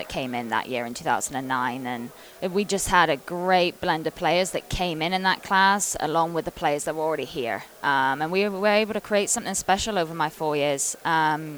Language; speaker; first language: English; native; English